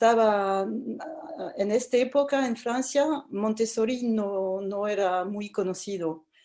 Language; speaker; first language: Spanish; non-native, fluent; French